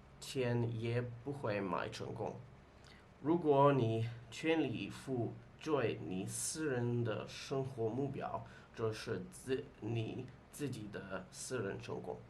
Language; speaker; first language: Chinese; non-native, learner; English